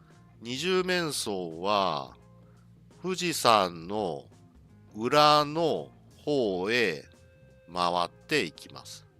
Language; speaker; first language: Japanese; non-native, learner; English